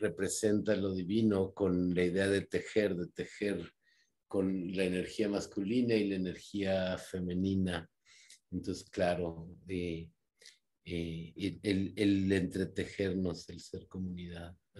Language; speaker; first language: Spanish; native; Spanish